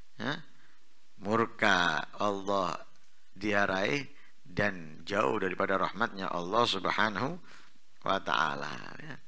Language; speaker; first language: Indonesian; non-native, local second language; Javanese